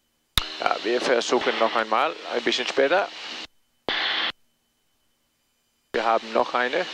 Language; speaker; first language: German; non-native, learner; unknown